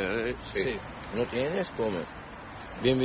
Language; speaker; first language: Spanish; non-native, learner; Arabic